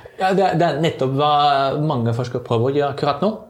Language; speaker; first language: Norwegian; non-native, fluent; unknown